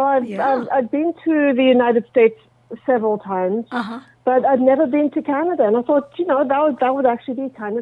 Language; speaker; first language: English; native; English